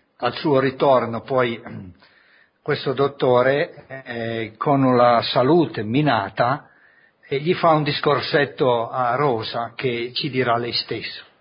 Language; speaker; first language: Italian; native; Italian